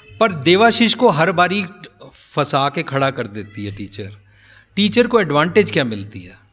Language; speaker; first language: Hindi; non-native, local second language; Punjabi